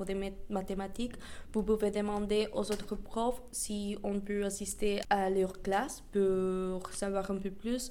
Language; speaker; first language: French; non-native, fluent; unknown